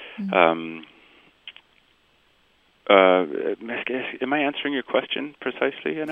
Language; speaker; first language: French; non-native, local second language; English